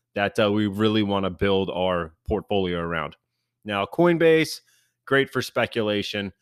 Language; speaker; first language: English; native; English